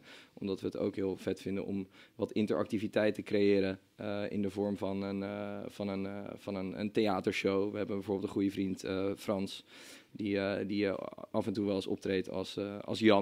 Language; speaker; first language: Dutch; native; Dutch